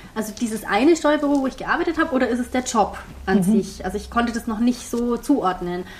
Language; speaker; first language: German; early bilingual, heritage; German